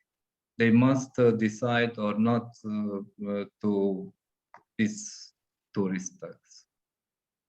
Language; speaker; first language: English; non-native, fluent; Hungarian